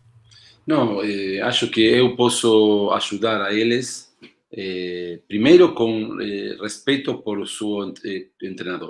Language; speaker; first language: Portuguese; non-native, learner; Spanish